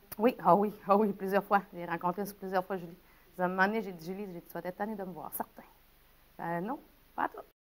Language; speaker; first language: French; native; French